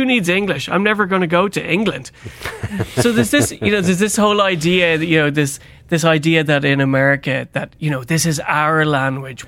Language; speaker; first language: English; native; English